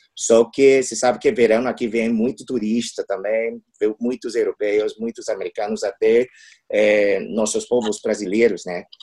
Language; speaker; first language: Portuguese; non-native, fluent; Chinese